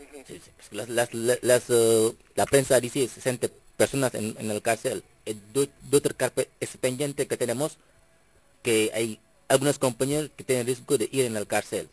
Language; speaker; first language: Spanish; non-native, fluent; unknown